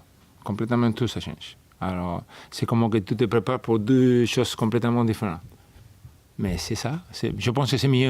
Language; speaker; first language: French; non-native, fluent; Spanish